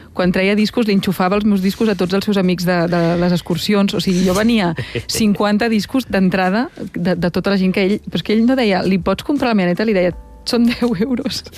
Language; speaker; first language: Catalan; native; Catalan